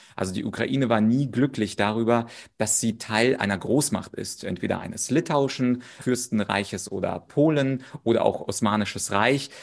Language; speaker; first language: German; early bilingual, other home language; Russian